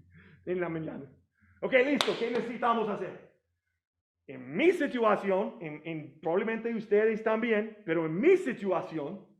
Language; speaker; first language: Spanish; non-native, learner; English